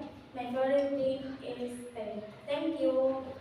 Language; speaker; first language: English; non-native, learner; Indonesian